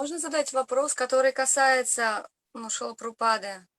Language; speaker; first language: Russian; native; Russian